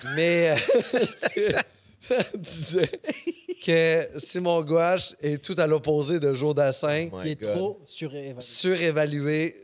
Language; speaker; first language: French; native; French